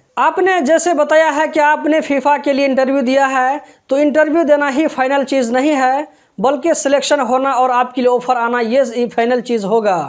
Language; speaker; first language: Hindi; native; Hindi